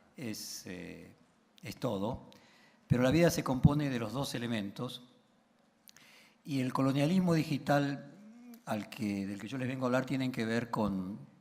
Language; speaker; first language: Spanish; native; Spanish